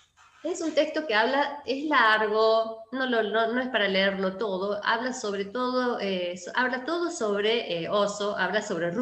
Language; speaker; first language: Spanish; native; Spanish